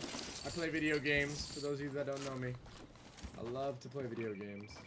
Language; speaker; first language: English; native; English